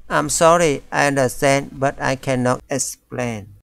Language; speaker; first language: English; non-native, fluent; Vietnamese